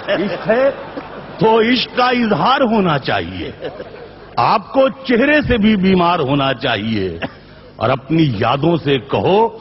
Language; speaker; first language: Urdu; native; Urdu